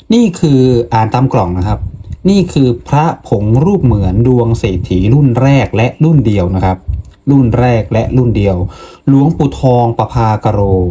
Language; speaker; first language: Thai; non-native, local second language; Lao